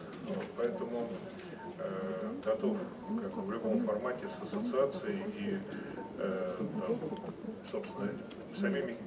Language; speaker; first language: Russian; native; Russian